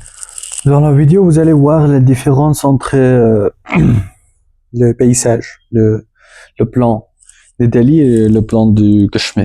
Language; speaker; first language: French; non-native, learner; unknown